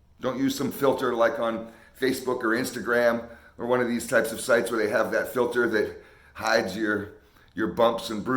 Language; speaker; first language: English; native; English